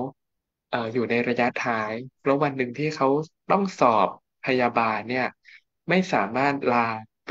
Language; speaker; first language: Thai; native; Thai